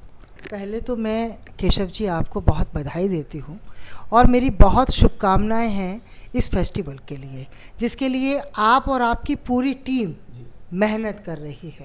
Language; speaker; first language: Hindi; native; Hindi